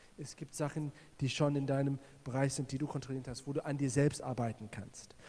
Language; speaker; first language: German; native; German